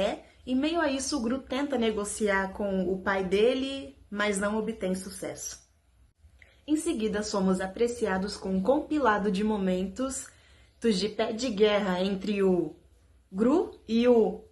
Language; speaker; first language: Portuguese; native; Portuguese